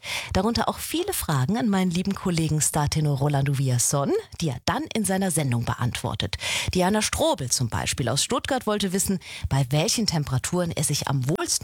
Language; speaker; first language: German; native; German